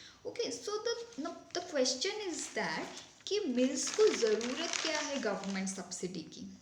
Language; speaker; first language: Hindi; native; Hindi